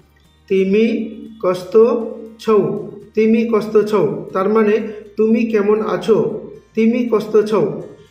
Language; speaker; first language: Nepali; non-native, learner; Bangla